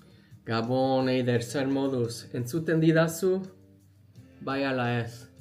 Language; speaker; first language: Basque; non-native, learner; English